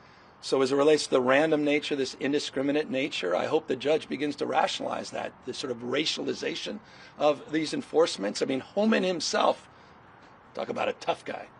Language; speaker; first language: English; native; English